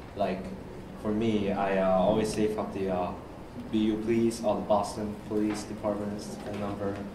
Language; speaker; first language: English; non-native, fluent; Chinese